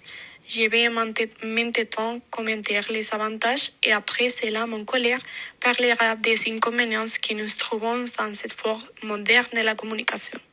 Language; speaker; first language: French; non-native, fluent; Spanish